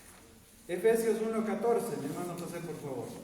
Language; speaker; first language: Spanish; native; Spanish